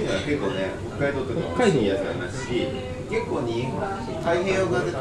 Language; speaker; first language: Japanese; native; Japanese